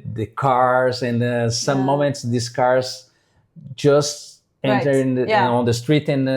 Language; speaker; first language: English; non-native, fluent; Portuguese